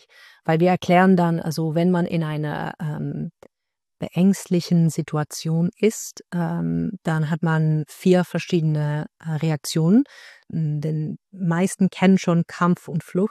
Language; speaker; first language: German; non-native, fluent; Dutch